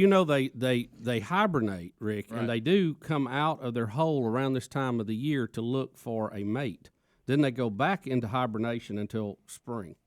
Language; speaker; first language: English; native; English